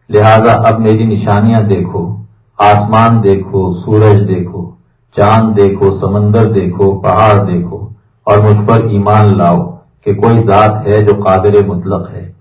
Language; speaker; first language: Urdu; native; Urdu